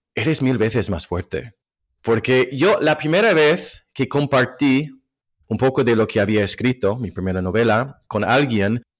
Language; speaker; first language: Spanish; non-native, fluent; English